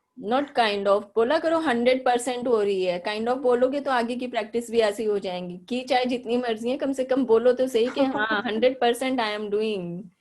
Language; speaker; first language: Hindi; native; Hindi